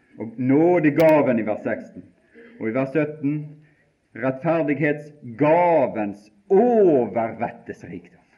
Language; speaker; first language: Norwegian; native; Norwegian